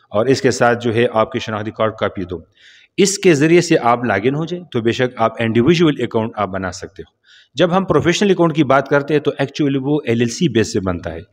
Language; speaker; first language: Urdu; non-native, local second language; Pashto